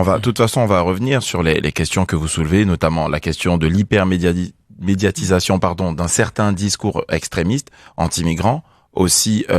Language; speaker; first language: French; native; French